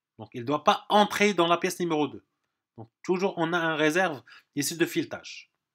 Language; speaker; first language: French; non-native, local second language; Arabic